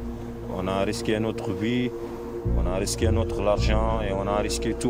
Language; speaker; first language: French; non-native, fluent; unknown